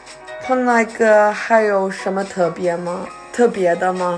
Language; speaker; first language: Chinese; early bilingual, heritage; Chinese